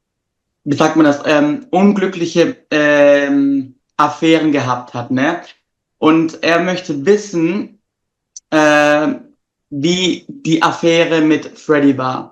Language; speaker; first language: German; non-native, fluent; Italian